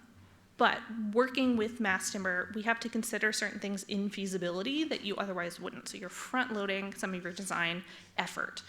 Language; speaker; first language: English; native; English